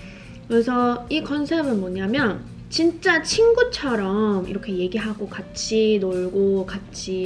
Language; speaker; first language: Korean; non-native, fluent; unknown